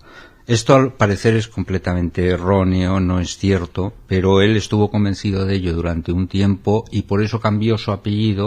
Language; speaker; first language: Spanish; native; Spanish